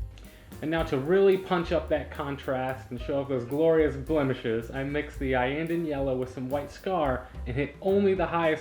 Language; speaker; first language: English; native; English